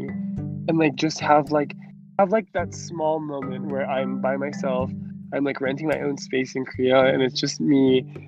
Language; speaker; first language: English; native; English